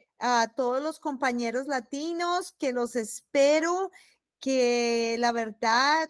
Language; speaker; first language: Spanish; native; Spanish